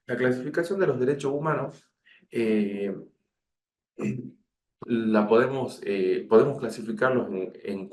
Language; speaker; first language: Spanish; native; Spanish